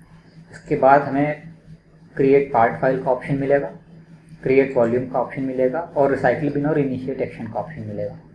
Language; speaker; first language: Hindi; native; Hindi